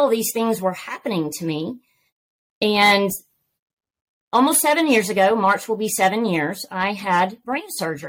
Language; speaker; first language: English; native; English